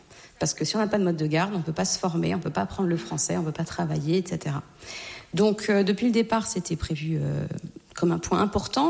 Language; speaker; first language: French; native; French